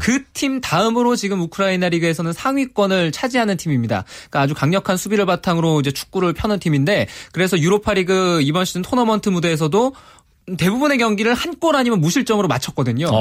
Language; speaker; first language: Korean; native; Korean